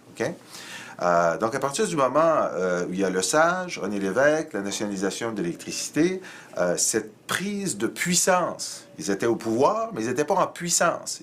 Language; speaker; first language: French; native; French